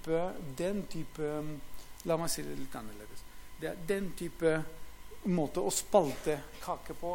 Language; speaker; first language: Norwegian; non-native, fluent; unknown